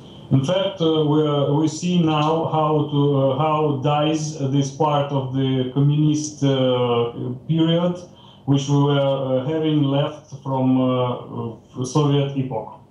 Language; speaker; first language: English; non-native, fluent; Ukrainian